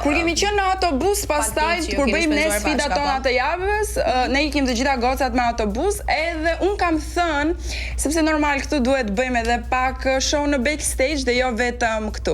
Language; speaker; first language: Albanian; native; Albanian